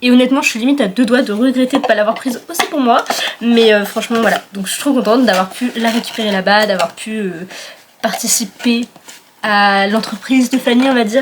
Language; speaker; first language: French; native; French